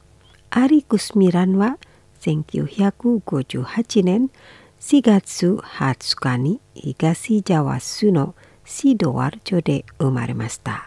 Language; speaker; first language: Japanese; non-native, fluent; Indonesian